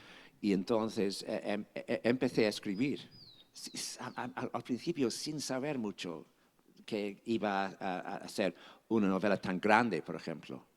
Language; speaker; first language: Spanish; non-native, fluent; English